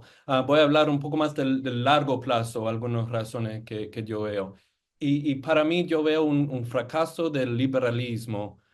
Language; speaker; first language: Spanish; non-native, fluent; English